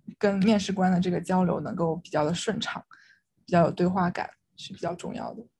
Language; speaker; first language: Chinese; native; Chinese